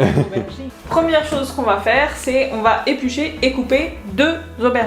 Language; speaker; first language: French; native; French